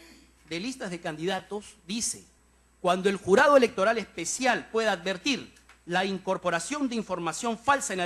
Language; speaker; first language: Spanish; native; Spanish